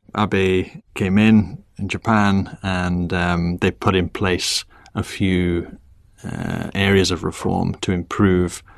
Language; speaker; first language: English; native; English